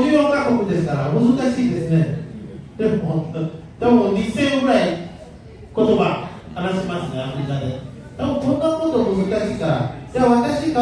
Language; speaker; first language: Japanese; non-native, learner; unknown